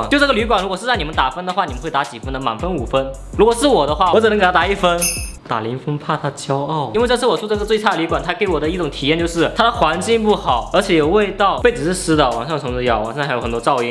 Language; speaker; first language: Chinese; native; Chinese